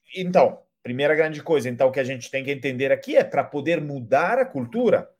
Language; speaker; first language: Portuguese; non-native, fluent; Italian